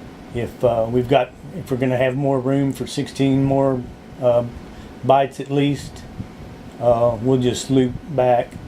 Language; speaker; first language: English; native; English